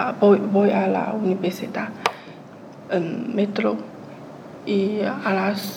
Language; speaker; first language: Spanish; non-native, learner; Chinese